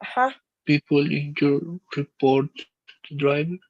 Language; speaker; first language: English; non-native, learner; Spanish